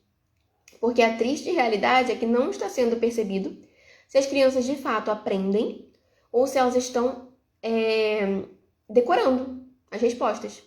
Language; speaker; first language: Portuguese; native; Portuguese